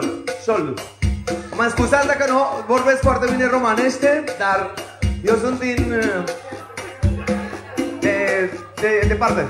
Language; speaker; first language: Romanian; non-native, fluent; Spanish